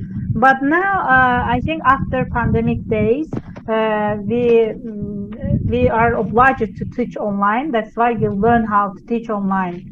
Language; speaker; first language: English; non-native, fluent; Azerbaijani